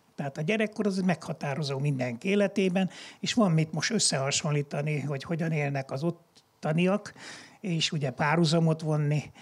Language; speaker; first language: Hungarian; native; Hungarian